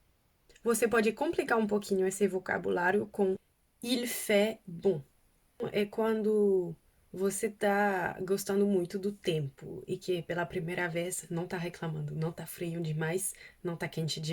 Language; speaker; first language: Portuguese; non-native, fluent; French